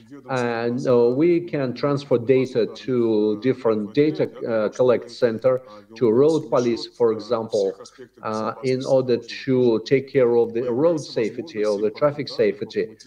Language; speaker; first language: English; non-native, fluent; Russian